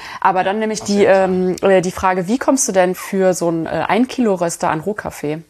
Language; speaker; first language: German; native; German